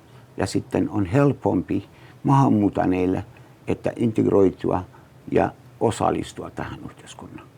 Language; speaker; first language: Finnish; non-native, learner; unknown